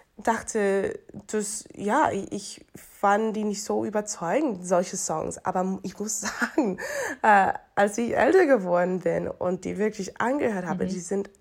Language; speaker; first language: German; early bilingual, heritage; English